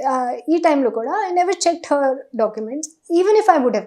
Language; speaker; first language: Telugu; non-native, local second language; Hindi